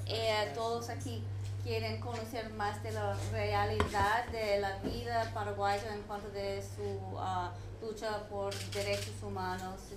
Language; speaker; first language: Spanish; non-native, fluent; English